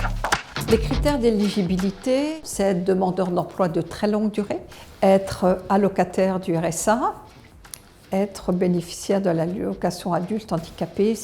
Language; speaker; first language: French; native; French